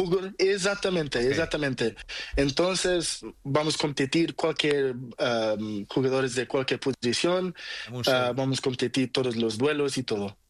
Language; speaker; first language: Spanish; non-native, learner; Portuguese